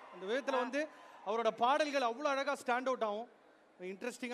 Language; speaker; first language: Tamil; native; Tamil